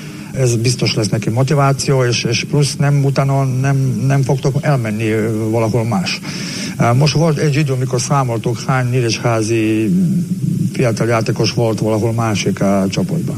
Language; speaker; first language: Hungarian; non-native, learner; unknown